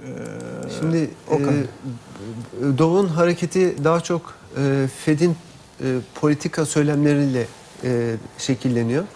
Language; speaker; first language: Turkish; native; Turkish